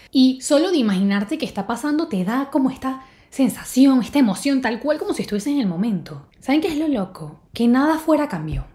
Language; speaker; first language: Spanish; native; Spanish